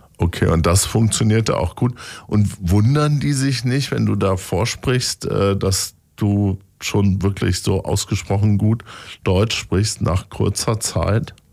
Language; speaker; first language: German; native; German